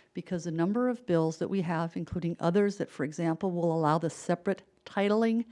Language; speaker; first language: English; native; English